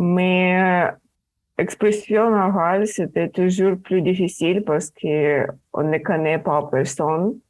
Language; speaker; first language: French; non-native, learner; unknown